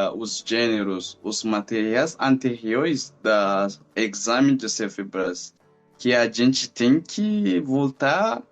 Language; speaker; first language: Portuguese; non-native, fluent; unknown